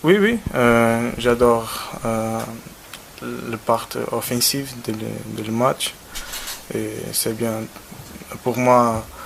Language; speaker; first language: French; non-native, learner; Portuguese